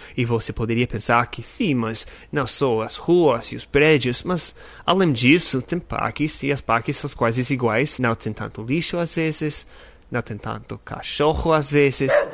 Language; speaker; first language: Portuguese; non-native, fluent; English